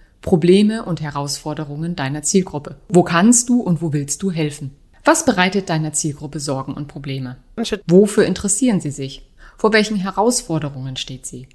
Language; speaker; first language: German; native; German